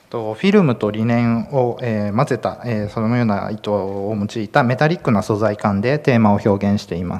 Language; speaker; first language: Japanese; native; Japanese